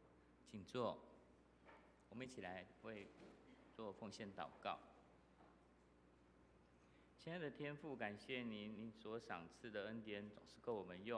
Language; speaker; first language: Chinese; native; Chinese